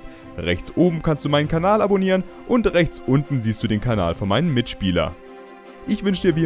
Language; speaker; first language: German; native; German